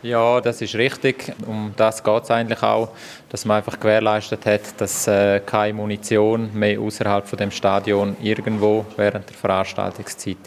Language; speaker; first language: German; native; German